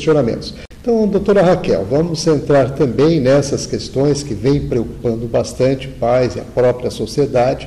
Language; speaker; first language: Portuguese; native; Portuguese